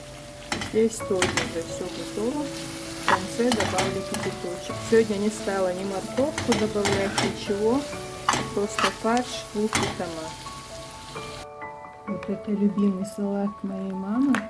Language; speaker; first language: Russian; non-native, local second language; Chechen